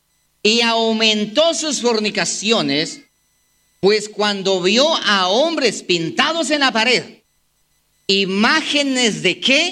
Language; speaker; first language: Spanish; native; Spanish